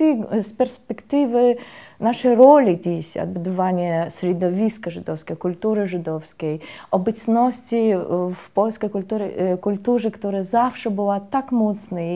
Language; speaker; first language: Polish; non-native, fluent; Russian